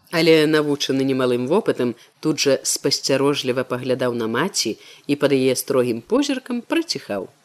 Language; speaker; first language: Belarusian; native; Belarusian